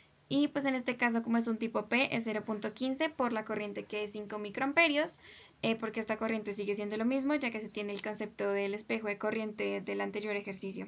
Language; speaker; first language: Spanish; native; Spanish